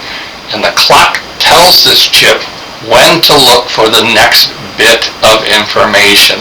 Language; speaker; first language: English; native; English